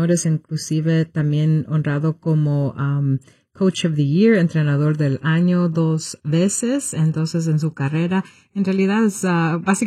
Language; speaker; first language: Spanish; early bilingual, heritage; Spanish